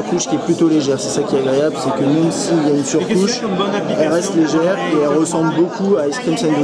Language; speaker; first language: French; native; French